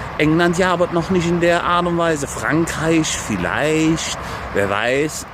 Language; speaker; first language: German; native; German